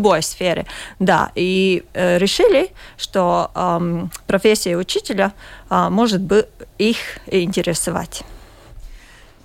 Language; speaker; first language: Russian; non-native, local second language; Latvian